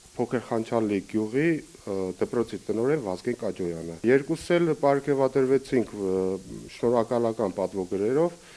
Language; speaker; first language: Armenian; native; Armenian